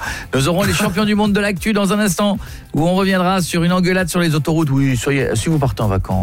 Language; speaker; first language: French; native; French